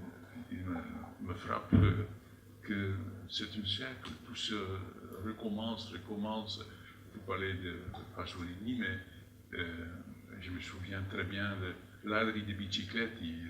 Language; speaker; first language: French; non-native, fluent; Dutch